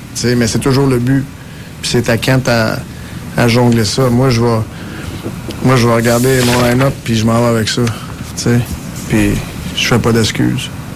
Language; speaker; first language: French; native; French